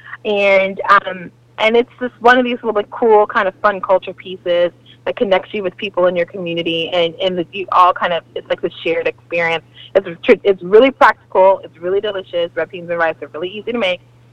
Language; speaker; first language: English; native; English